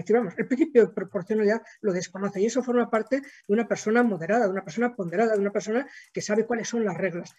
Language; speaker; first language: Spanish; native; Spanish